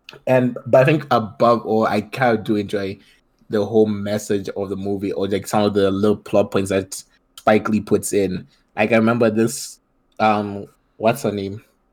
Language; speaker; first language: English; non-native, local second language; Nyanja